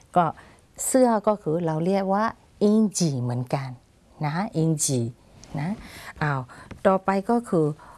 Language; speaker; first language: Thai; non-native, fluent; Burmese